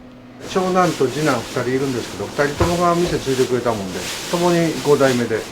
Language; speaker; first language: Japanese; native; Japanese